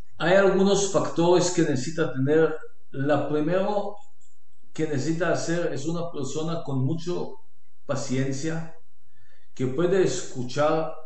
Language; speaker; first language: Spanish; non-native, learner; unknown